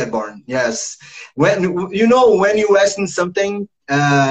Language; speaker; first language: English; non-native, learner; Portuguese